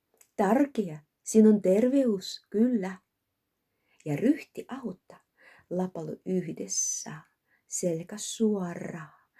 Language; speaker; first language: Finnish; non-native, learner; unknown